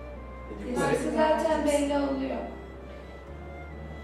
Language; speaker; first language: Turkish; native; Turkish